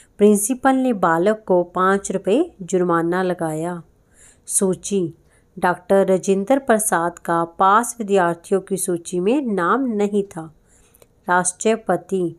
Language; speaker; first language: Hindi; non-native, local second language; Punjabi